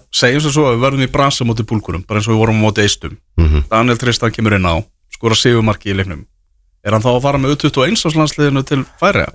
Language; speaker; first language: Icelandic; native; Icelandic